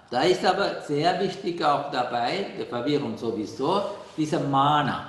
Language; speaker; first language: German; non-native, learner; Sinhala